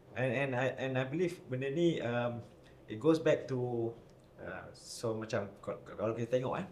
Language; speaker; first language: English; non-native, local second language; Malay